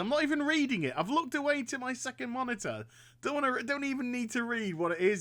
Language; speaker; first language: English; native; English